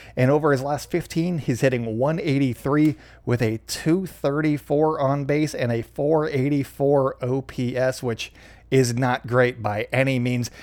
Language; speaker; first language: English; native; English